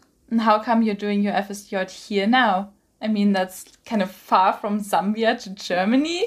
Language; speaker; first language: English; non-native, fluent; German